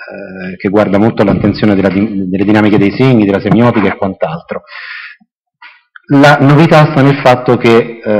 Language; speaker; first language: Italian; native; Italian